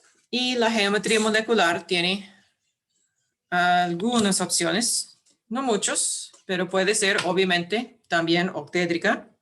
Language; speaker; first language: Spanish; early bilingual, heritage; English